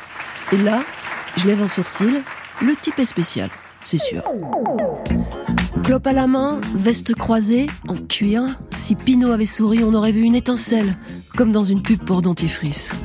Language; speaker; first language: French; native; French